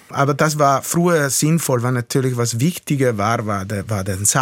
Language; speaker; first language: German; non-native, fluent; Italian